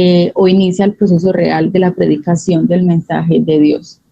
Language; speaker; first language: Spanish; native; Spanish